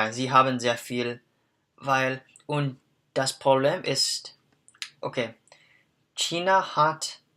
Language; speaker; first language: German; non-native, learner; English